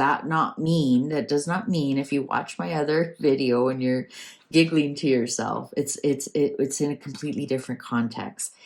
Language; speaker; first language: English; native; English